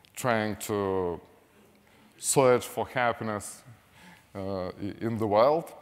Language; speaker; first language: English; non-native, fluent; Lithuanian